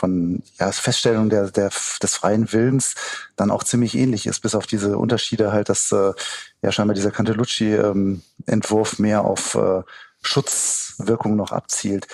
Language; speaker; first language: German; native; German